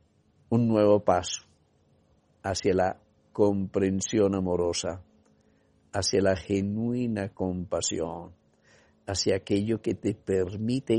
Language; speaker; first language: Spanish; native; Spanish